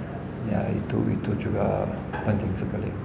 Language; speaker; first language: Indonesian; non-native, fluent; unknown